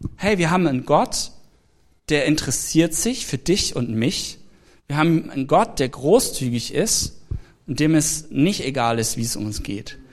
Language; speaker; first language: German; native; German